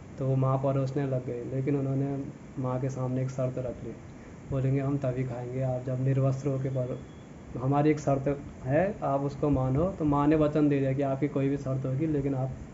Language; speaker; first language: Hindi; native; Hindi